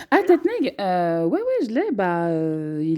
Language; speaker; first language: French; native; French